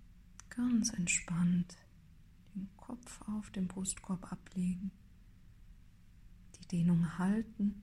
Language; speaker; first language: German; native; German